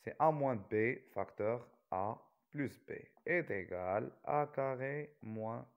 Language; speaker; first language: French; non-native, local second language; Arabic